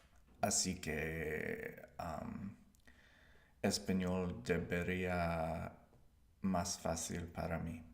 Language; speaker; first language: Spanish; non-native, learner; English